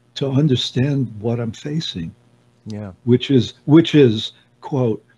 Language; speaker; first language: English; native; English